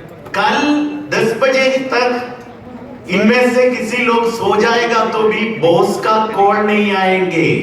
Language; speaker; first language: Hindi; non-native, learner; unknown